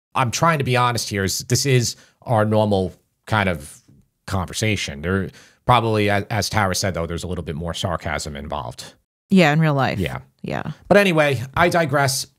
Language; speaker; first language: English; native; English